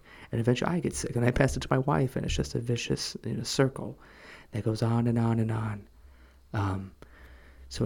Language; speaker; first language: English; native; English